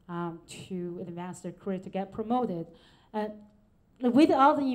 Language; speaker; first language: English; non-native, fluent; Chinese